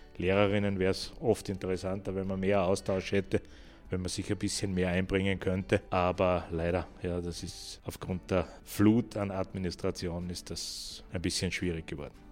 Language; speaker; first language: German; native; German